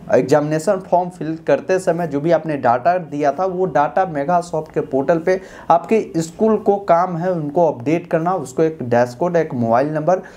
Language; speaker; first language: Hindi; native; Hindi